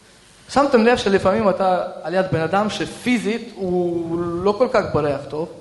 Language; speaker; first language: Hebrew; early bilingual, other home language; Russian